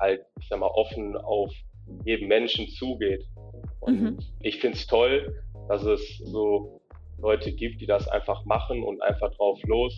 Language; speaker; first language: German; native; German